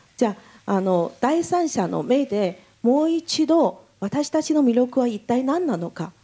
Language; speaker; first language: Japanese; non-native, fluent; Chinese